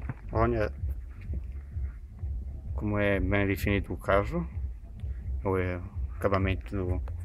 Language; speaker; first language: Portuguese; non-native, learner; Italian